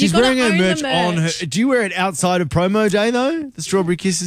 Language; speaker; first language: English; native; English